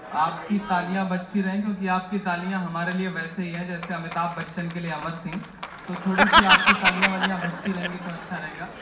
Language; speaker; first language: Hindi; native; Hindi